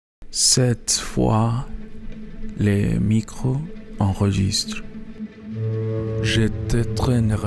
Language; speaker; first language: French; non-native, learner; Spanish